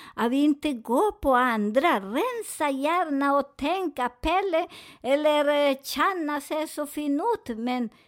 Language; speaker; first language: Swedish; non-native, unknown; Spanish